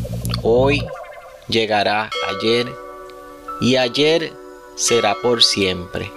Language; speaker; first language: Spanish; native; Spanish